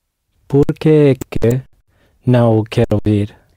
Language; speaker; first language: Portuguese; non-native, learner; English